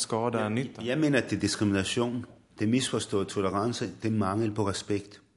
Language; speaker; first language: Swedish; non-native, fluent; Arabic